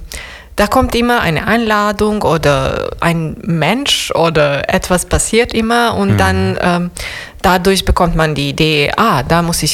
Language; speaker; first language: German; non-native, fluent; Serbian